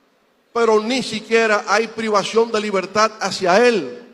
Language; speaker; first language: Spanish; native; Spanish